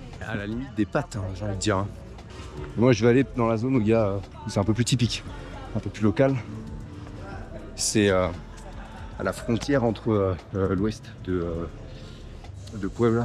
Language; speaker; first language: French; native; French